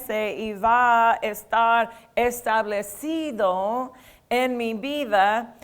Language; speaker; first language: Spanish; non-native, fluent; English